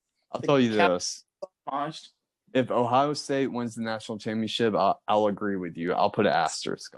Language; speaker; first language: English; native; English